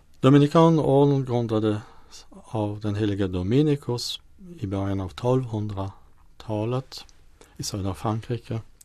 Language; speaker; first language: Swedish; non-native, fluent; French